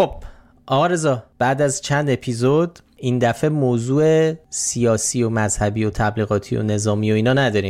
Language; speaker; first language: Persian; native; Persian